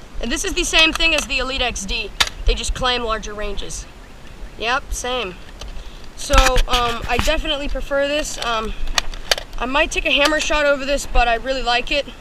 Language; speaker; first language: English; native; English